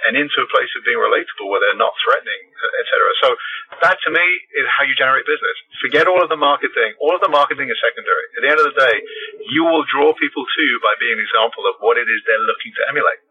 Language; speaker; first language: English; native; English